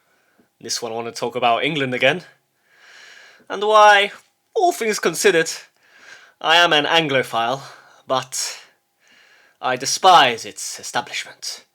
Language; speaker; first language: English; early bilingual, heritage; English